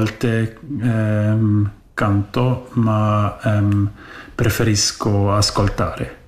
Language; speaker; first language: Italian; non-native, learner; German